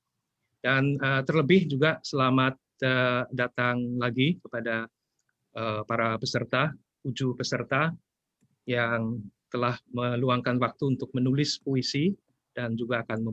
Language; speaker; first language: Indonesian; native; Indonesian